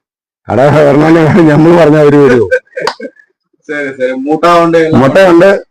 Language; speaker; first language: Malayalam; non-native, learner; Assamese